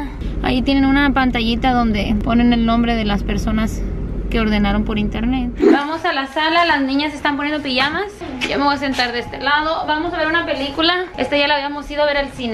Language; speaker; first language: Spanish; native; Spanish